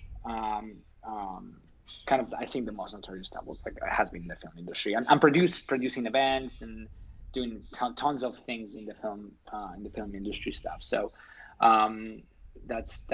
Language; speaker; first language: English; non-native, fluent; Spanish